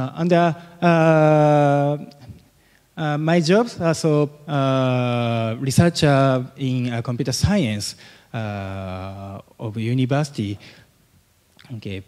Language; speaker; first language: English; non-native, learner; Japanese